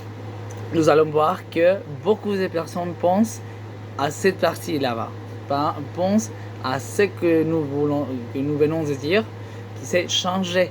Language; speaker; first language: French; non-native, learner; Spanish